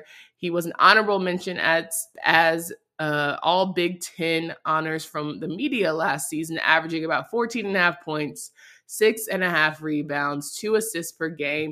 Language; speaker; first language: English; native; English